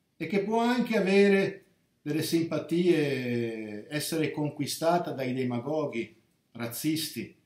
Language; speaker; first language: Italian; native; Italian